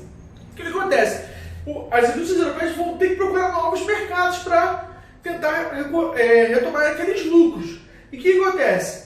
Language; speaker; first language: Portuguese; native; Portuguese